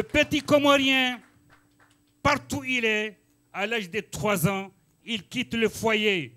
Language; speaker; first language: French; non-native, local second language; Ngazidja Comorian